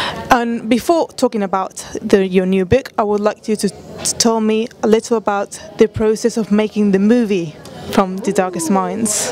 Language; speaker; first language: English; non-native, fluent; Spanish